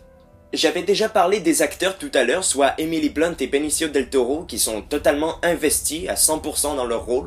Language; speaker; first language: French; native; French